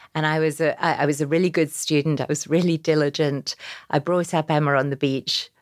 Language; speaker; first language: English; native; English